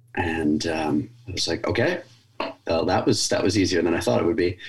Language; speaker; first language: English; native; English